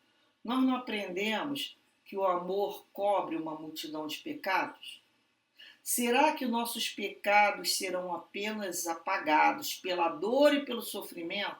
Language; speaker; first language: Portuguese; native; Portuguese